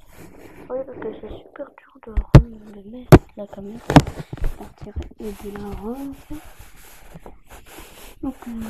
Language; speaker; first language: French; native; French